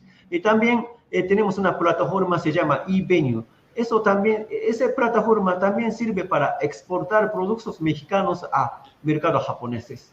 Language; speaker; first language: Spanish; non-native, fluent; Japanese